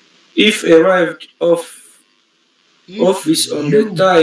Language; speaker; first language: English; non-native, learner; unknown